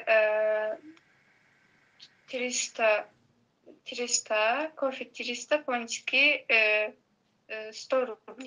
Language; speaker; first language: Russian; non-native, learner; Azerbaijani